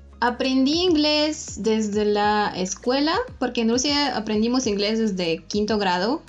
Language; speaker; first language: Spanish; non-native, fluent; Russian